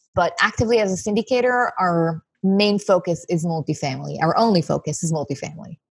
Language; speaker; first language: English; non-native, fluent; Hebrew